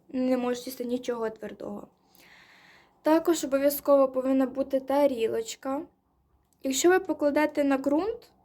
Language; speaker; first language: Ukrainian; non-native, local second language; Russian